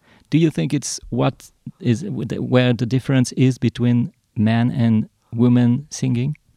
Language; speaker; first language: English; non-native, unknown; French